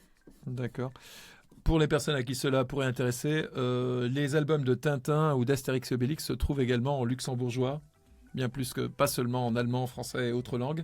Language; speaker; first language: French; native; French